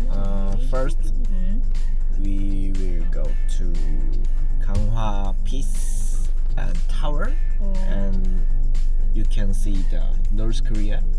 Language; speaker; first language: English; non-native, learner; Korean